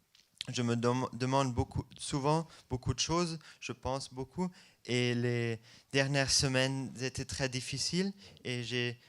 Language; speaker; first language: French; non-native, fluent; German